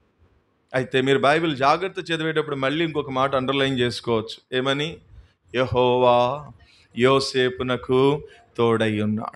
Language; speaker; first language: Telugu; native; Telugu